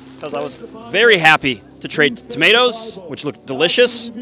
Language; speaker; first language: English; native; English